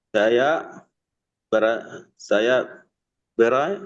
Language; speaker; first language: Indonesian; non-native, learner; Arabic